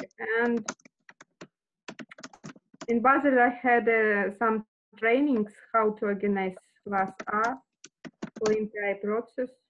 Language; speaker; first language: English; non-native, learner; Russian